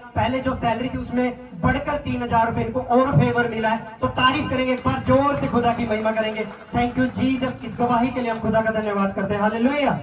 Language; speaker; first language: Hindi; native; Hindi